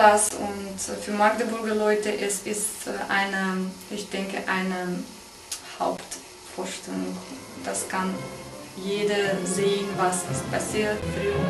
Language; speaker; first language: German; non-native, learner; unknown